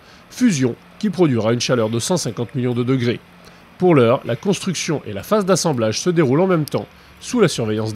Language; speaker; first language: French; native; French